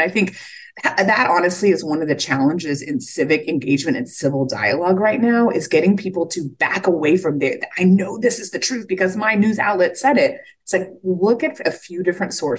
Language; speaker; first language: English; native; English